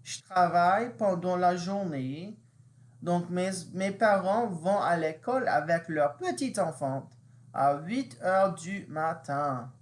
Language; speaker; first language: French; non-native, fluent; English